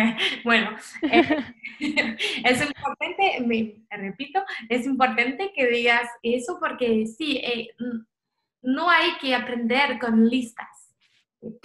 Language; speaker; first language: Spanish; non-native, fluent; French